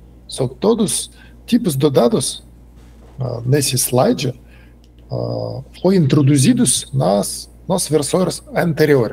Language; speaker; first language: Portuguese; non-native, fluent; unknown